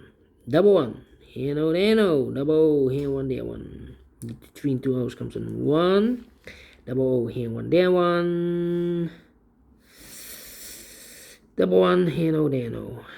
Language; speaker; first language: English; non-native, fluent; Dutch